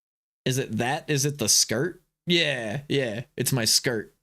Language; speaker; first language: English; native; English